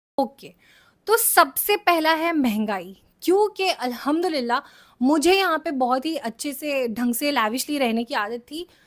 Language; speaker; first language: Hindi; native; Hindi